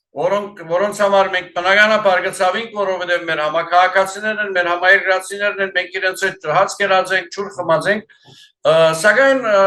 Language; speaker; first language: Armenian; early bilingual, heritage; Armenian